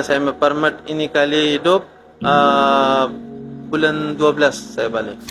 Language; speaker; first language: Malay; non-native, learner; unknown